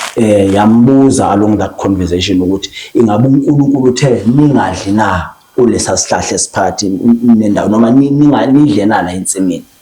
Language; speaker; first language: Zulu; non-native, local second language; Xhosa